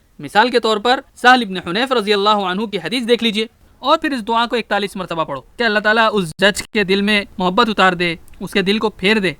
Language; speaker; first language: Urdu; native; Urdu